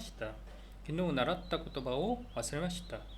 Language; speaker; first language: Japanese; non-native, learner; Korean